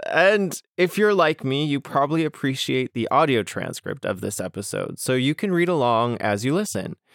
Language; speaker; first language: English; native; English